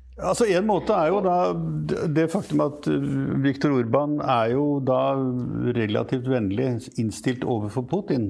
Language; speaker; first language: Norwegian; native; Norwegian